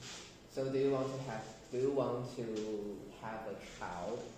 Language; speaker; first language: English; non-native, learner; Chinese